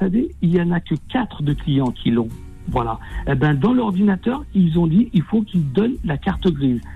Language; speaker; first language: French; native; French